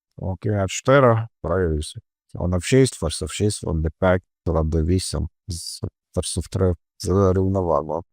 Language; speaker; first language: Ukrainian; non-native, local second language; Russian